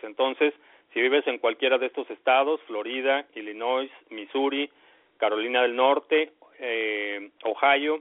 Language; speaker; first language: Spanish; native; Spanish